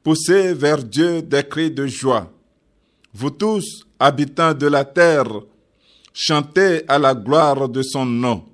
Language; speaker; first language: French; non-native, local second language; Yoruba